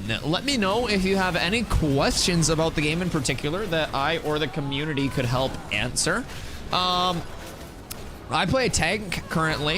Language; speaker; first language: English; native; English